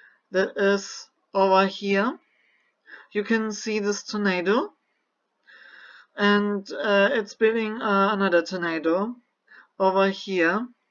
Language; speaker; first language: English; non-native, learner; German